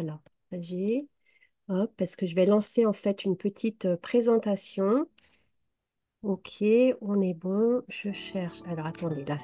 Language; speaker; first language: French; native; French